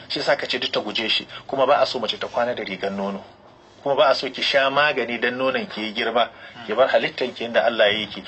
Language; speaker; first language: Hausa; native; Hausa